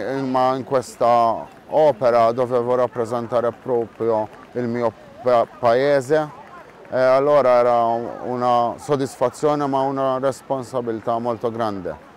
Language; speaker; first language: Italian; non-native, fluent; Maltese